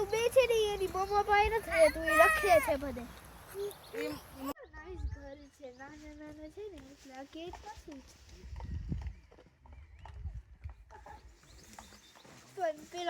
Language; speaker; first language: Gujarati; early bilingual, heritage; Gujarati